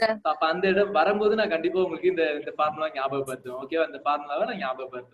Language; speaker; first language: Tamil; native; Tamil